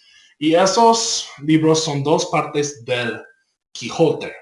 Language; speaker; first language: Spanish; non-native, learner; English